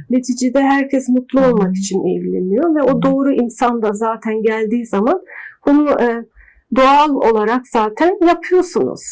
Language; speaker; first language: Turkish; early bilingual, heritage; Turkish